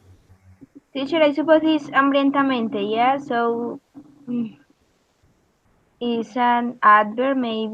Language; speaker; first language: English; non-native, learner; Spanish